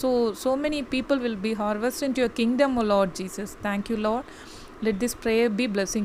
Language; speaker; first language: English; non-native, local second language; Tamil